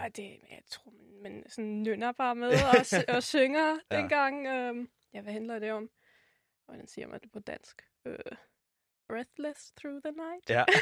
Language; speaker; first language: Danish; non-native, fluent; German